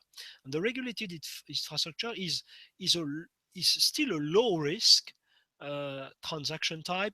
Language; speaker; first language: English; non-native, fluent; French